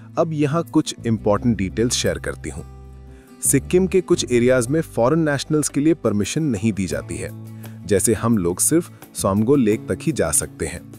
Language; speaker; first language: Hindi; non-native, fluent; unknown